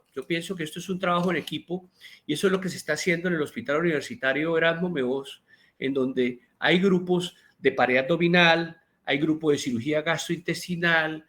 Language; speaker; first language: Spanish; native; Spanish